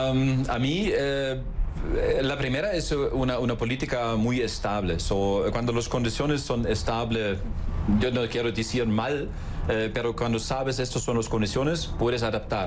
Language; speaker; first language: Spanish; non-native, fluent; German